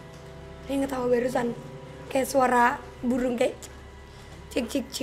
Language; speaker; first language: Indonesian; native; Indonesian